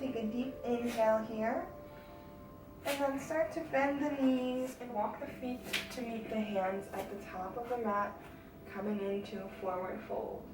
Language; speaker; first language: English; native; English